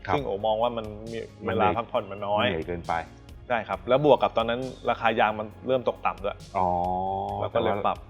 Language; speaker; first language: Thai; native; Thai